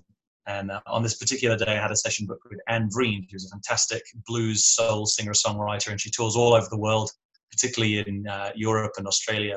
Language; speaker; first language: English; native; English